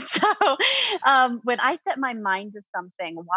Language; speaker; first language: English; native; English